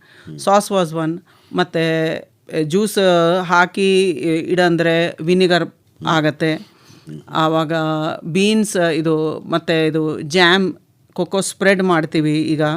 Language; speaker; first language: Kannada; non-native, local second language; Malayalam